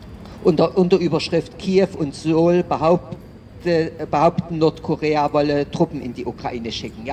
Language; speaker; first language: German; native; German